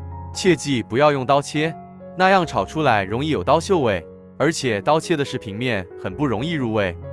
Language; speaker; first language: Chinese; native; Chinese